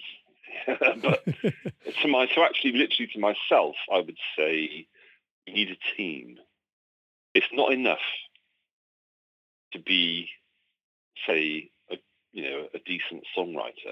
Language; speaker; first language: English; native; English